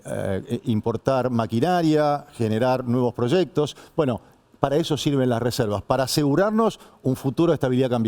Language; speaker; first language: Spanish; native; Spanish